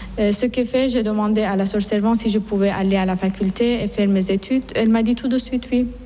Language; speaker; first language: French; non-native, fluent; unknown